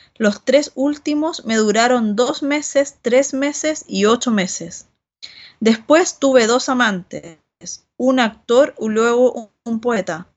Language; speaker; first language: Spanish; native; Spanish